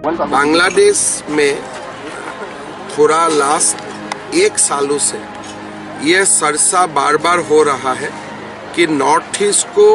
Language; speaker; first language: Hindi; non-native, local second language; Bangla